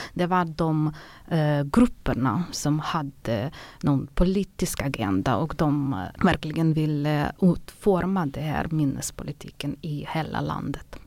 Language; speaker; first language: Swedish; non-native, fluent; Ukrainian